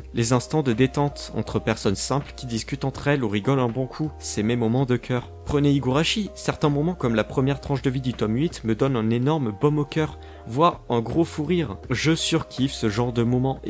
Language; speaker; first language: French; native; French